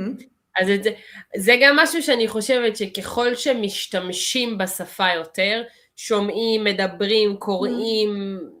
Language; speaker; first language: Hebrew; early bilingual, other home language; Russian